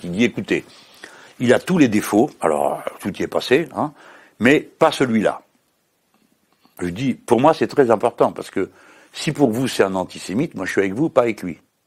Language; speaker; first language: French; native; French